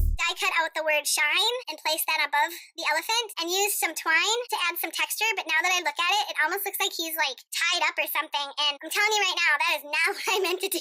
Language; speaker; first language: English; native; English